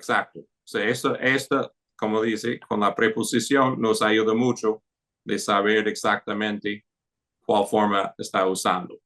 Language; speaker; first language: Spanish; non-native, fluent; English